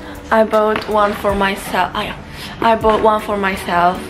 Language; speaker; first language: English; non-native, learner; Chinese